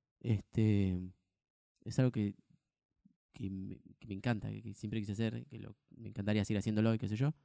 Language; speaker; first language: Spanish; native; Spanish